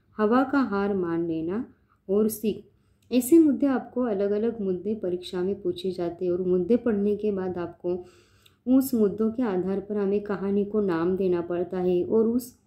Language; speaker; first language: Hindi; non-native, local second language; Marathi